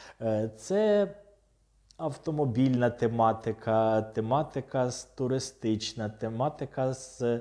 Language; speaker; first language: Ukrainian; non-native, local second language; Russian